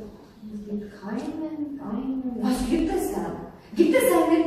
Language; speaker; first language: German; non-native, fluent; Croatian